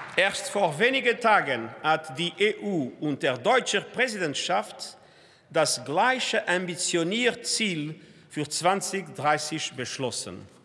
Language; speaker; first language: German; non-native, fluent; Portuguese